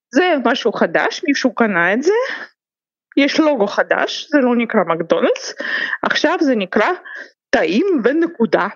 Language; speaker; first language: Hebrew; non-native, fluent; Russian